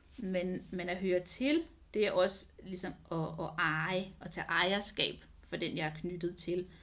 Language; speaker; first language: Danish; non-native, fluent; English